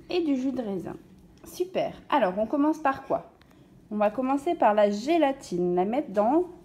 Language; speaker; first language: French; native; French